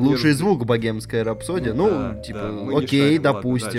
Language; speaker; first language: Russian; native; Russian